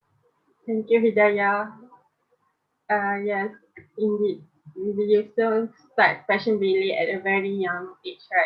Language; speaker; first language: English; non-native, local second language; Malay